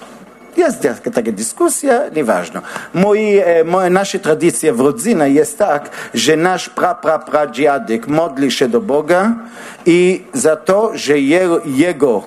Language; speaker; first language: Polish; non-native, learner; Hebrew